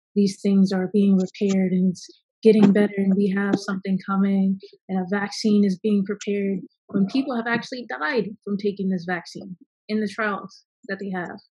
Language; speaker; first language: English; native; English